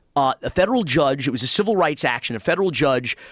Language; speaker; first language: English; native; English